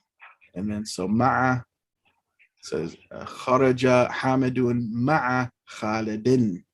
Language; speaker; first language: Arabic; non-native, fluent; English